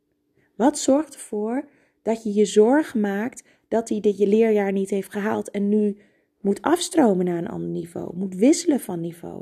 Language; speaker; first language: Dutch; native; Dutch